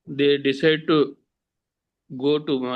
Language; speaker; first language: English; non-native, learner; Telugu